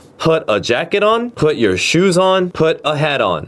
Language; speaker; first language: English; early bilingual, other home language; Korean